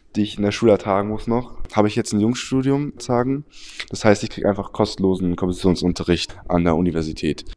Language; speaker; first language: German; native; German